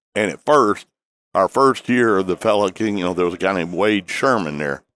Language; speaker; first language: English; native; English